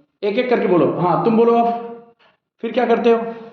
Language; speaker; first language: Hindi; native; Hindi